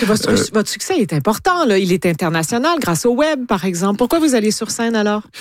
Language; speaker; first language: French; native; French